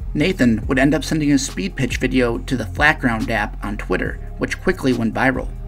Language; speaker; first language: English; native; English